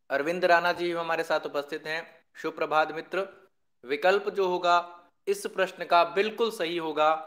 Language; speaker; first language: Hindi; native; Hindi